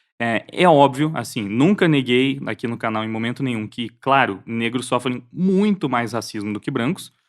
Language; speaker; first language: Portuguese; native; Portuguese